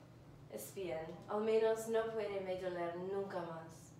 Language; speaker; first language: Spanish; non-native, learner; English